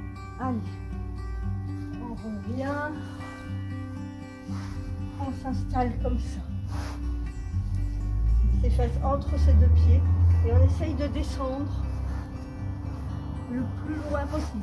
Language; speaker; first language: French; native; French